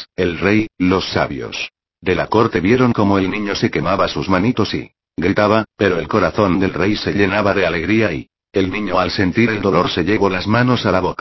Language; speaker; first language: Spanish; native; Spanish